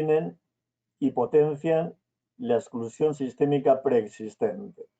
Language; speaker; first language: Spanish; native; Spanish